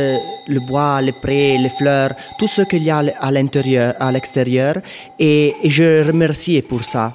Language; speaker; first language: French; non-native, local second language; Italian